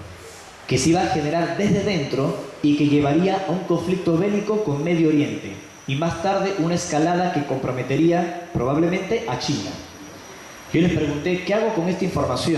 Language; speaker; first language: Spanish; native; Spanish